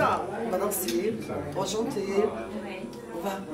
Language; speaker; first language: French; native; French